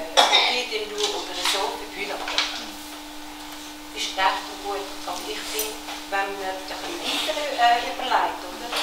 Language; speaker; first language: German; early bilingual, other home language; Tibetan